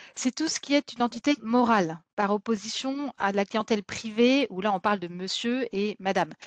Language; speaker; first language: French; native; French